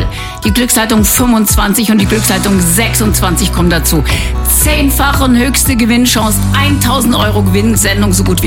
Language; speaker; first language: German; native; German